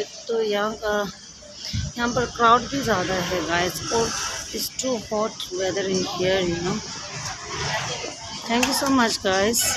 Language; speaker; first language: Hindi; non-native, local second language; Tibetan